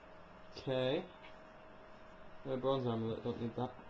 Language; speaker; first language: English; native; English